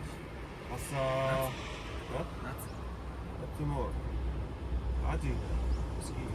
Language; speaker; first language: Japanese; non-native, learner; English